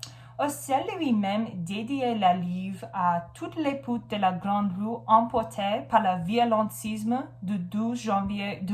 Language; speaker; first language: French; non-native, learner; English